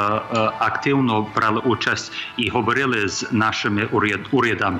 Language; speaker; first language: Ukrainian; early bilingual, heritage; Ukrainian